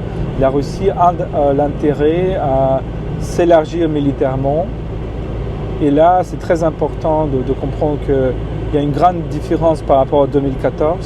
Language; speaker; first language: French; non-native, fluent; Ukrainian